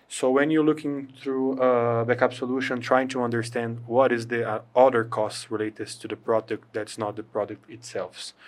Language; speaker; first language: English; non-native, fluent; Portuguese